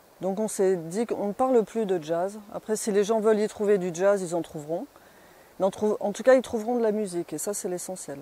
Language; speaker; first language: French; native; French